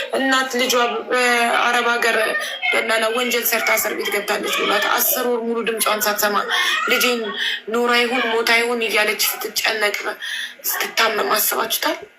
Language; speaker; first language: Amharic; native; Amharic